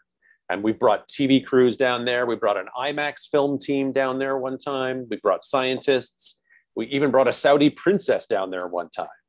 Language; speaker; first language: English; native; English